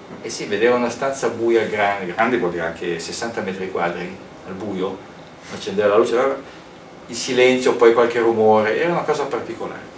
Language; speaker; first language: Italian; native; Italian